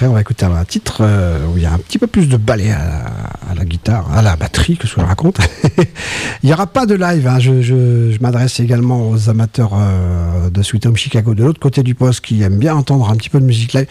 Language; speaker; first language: French; native; French